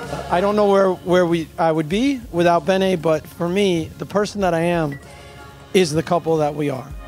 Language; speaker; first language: English; native; English